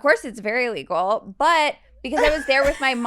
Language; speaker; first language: English; native; English